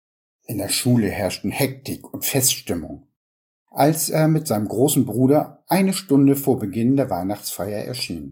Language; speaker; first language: German; native; German